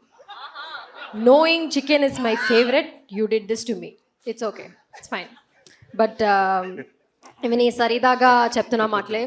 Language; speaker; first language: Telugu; non-native, learner; Malayalam